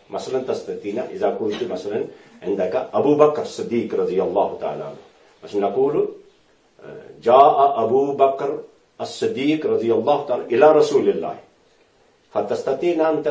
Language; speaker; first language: Arabic; non-native, fluent; Urdu